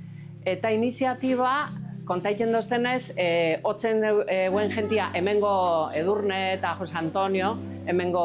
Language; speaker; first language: Basque; native; Basque